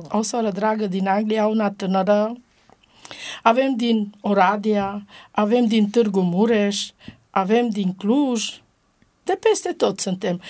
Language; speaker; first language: Romanian; non-native, local second language; Romany